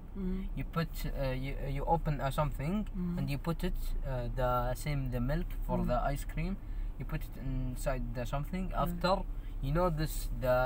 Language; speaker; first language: English; non-native, learner; Arabic